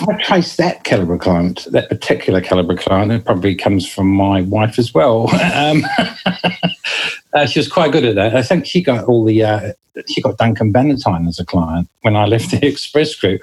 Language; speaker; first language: English; native; English